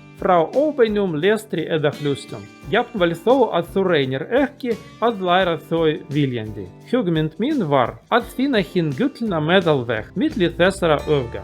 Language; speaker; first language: Icelandic; non-native, learner; Russian